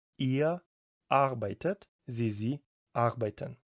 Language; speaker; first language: German; non-native, fluent; Ukrainian